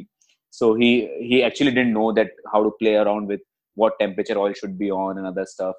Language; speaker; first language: English; non-native, local second language; Hindi